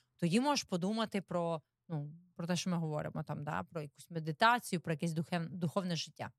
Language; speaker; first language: Ukrainian; native; Ukrainian